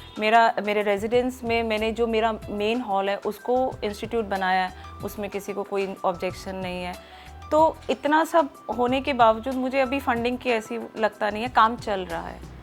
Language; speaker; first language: Hindi; native; Hindi